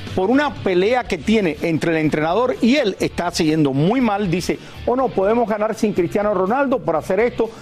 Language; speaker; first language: Spanish; native; Spanish